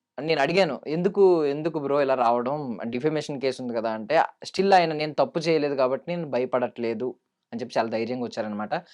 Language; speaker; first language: Telugu; native; Telugu